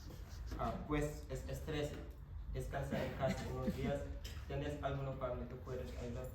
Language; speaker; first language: Spanish; non-native, learner; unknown